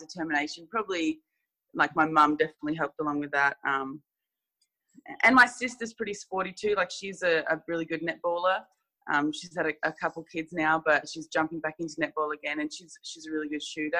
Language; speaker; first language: English; native; English